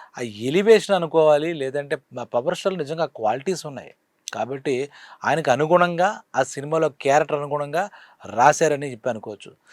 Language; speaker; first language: Telugu; native; Telugu